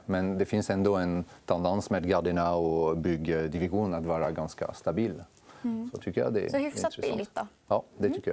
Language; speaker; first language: Swedish; non-native, fluent; French